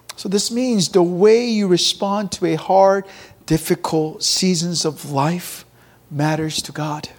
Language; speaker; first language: English; early bilingual, other home language; Korean